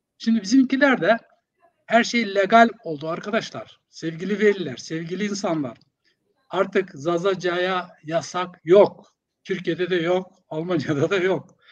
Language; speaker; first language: Turkish; non-native, local second language; Zaza